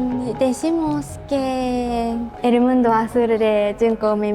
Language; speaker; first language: Spanish; non-native, learner; Japanese